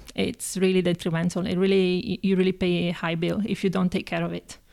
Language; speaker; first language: English; non-native, fluent; Italian